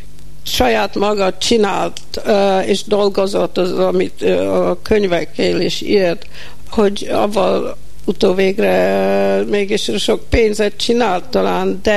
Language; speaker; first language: Hungarian; early bilingual, heritage; Hungarian